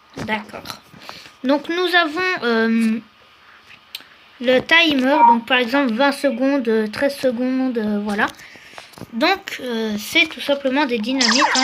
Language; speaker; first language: French; native; French